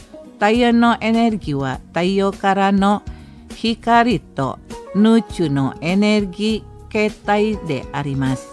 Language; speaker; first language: Japanese; non-native, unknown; Indonesian